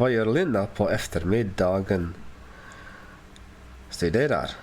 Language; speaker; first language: Swedish; non-native, learner; English